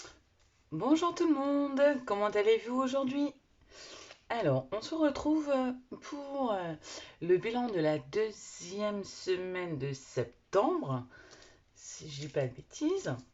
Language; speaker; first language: French; native; French